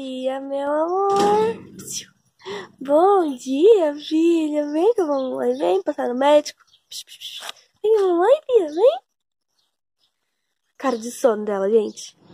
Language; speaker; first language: Portuguese; native; Portuguese